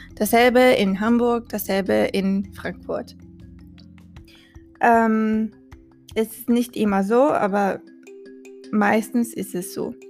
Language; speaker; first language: German; non-native, fluent; Portuguese